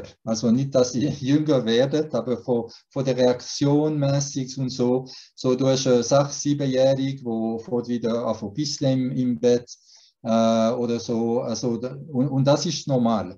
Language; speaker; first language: German; early bilingual, heritage; German